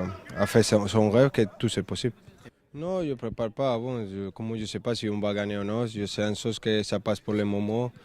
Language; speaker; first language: French; non-native, fluent; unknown